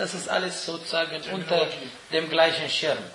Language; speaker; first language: German; non-native, fluent; Arabic